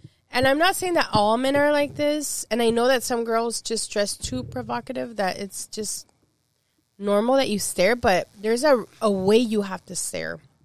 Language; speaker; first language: English; early bilingual, other home language; Spanish